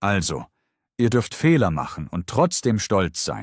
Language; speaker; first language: German; native; German